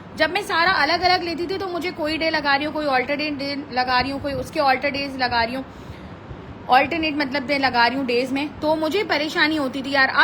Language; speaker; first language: Hindi; native; Hindi